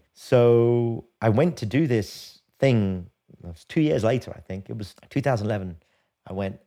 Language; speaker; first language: English; native; English